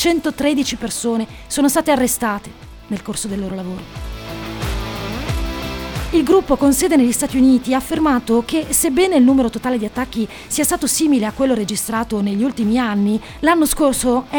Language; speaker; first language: Italian; native; Italian